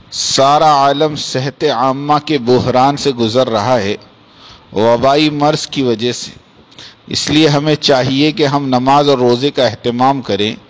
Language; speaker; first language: Urdu; native; Urdu